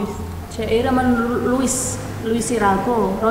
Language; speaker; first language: Korean; non-native, learner; Indonesian